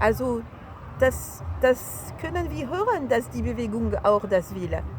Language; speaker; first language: German; non-native, fluent; French